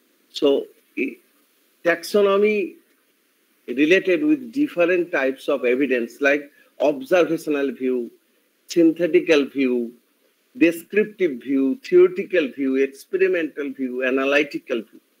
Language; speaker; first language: English; non-native, local second language; Bangla